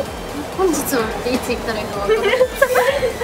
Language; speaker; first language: Japanese; native; Japanese